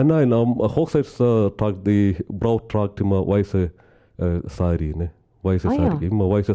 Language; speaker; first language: German; non-native, learner; Malayalam